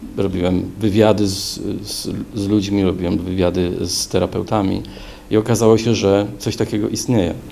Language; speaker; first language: Polish; native; Polish